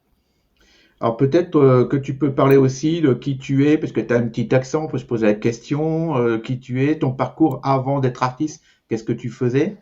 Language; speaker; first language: French; native; French